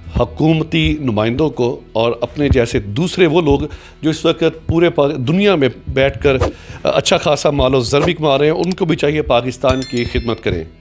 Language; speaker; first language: Urdu; non-native, local second language; Punjabi